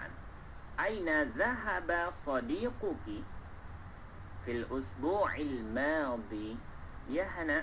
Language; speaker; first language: Arabic; non-native, fluent; Malay